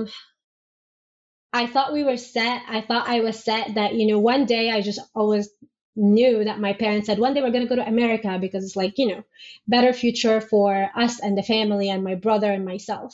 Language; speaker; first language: English; non-native, fluent; Arabic